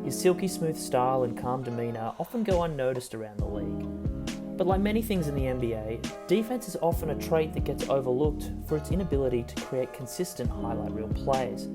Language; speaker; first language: English; native; English